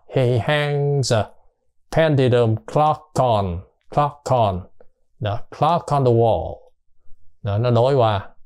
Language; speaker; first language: English; non-native, fluent; Vietnamese